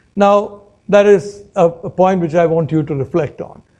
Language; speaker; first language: English; non-native, local second language; Malayalam